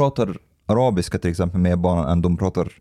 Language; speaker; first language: Swedish; early bilingual, other home language; Persian